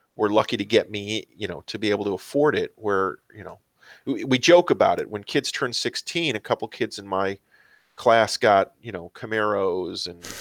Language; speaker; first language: English; native; English